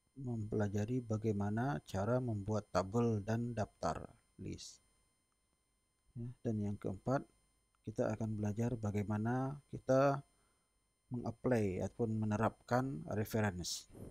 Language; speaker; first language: Indonesian; native; Indonesian